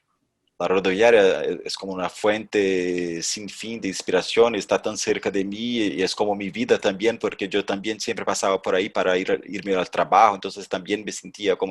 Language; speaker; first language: Spanish; non-native, fluent; Portuguese